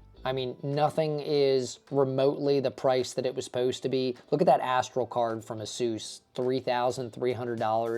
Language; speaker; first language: English; native; English